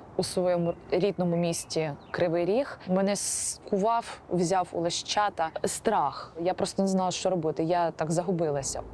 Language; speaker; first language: Ukrainian; native; Ukrainian